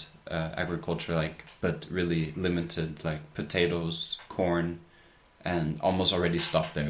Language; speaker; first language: English; native; English